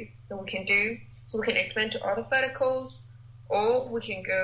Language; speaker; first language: English; non-native, local second language; Cantonese